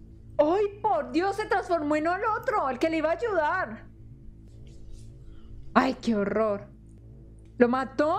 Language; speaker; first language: Spanish; native; Spanish